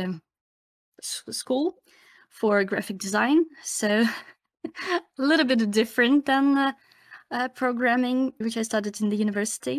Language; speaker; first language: English; non-native, fluent; Ukrainian